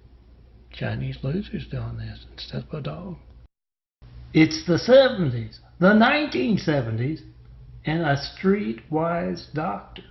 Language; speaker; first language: English; native; English